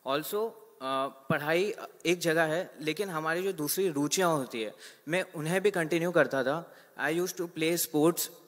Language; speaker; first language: Hindi; native; Hindi